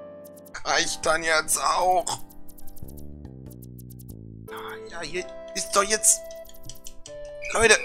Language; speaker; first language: German; native; German